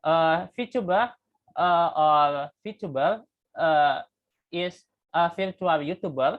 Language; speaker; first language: English; non-native, learner; Indonesian